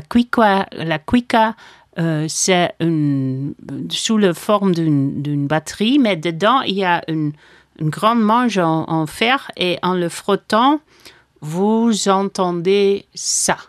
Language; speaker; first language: French; non-native, fluent; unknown